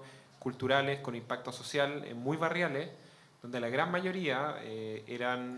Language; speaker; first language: Spanish; native; Spanish